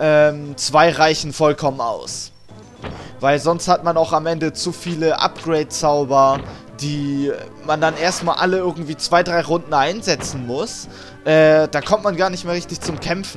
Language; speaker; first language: German; native; German